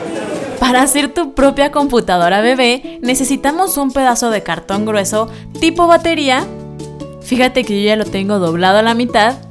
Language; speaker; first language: Spanish; native; Spanish